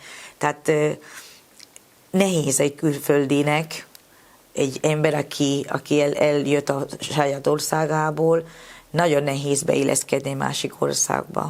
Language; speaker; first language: Hungarian; non-native, fluent; Spanish